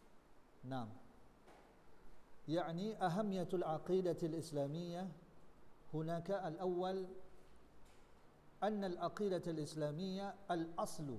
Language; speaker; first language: Arabic; non-native, learner; Indonesian